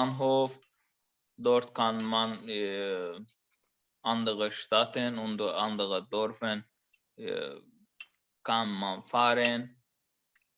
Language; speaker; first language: German; non-native, learner; Azerbaijani